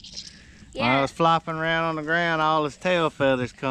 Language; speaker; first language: English; native; English